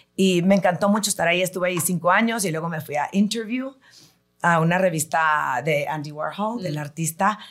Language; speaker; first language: Spanish; early bilingual, heritage; Spanish